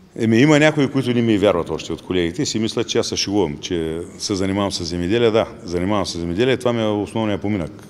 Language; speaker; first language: Bulgarian; native; Bulgarian